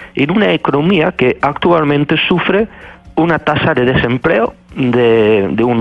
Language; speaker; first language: Spanish; non-native, fluent; Dutch